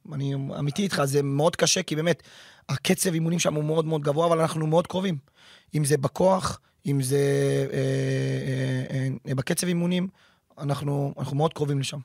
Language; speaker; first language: Hebrew; native; Hebrew